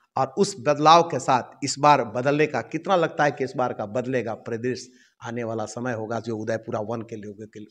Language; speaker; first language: Hindi; native; Hindi